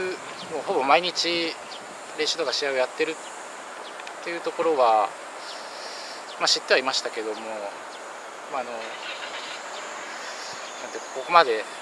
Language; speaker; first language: Japanese; native; Japanese